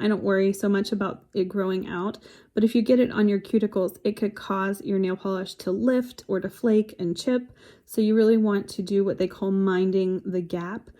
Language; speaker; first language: English; native; English